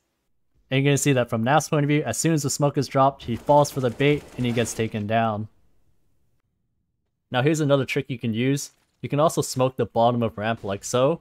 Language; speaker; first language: English; native; English